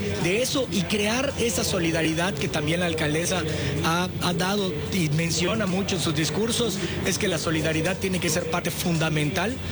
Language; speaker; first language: Spanish; native; Spanish